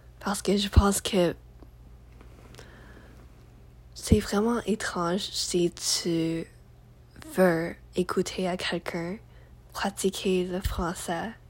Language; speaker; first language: French; non-native, learner; English